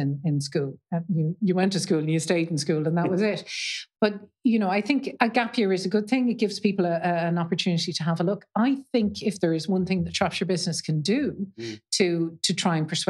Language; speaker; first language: English; native; English